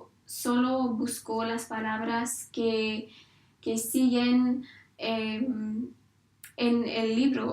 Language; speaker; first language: Spanish; non-native, learner; English